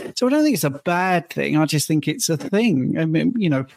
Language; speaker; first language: English; native; English